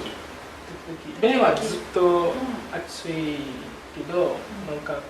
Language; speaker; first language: Japanese; non-native, learner; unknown